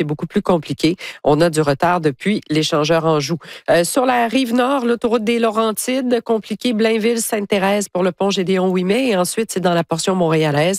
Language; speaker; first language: French; native; French